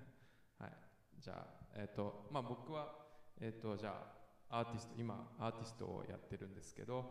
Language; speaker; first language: Japanese; native; Japanese